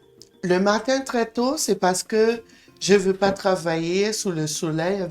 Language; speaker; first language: French; non-native, fluent; English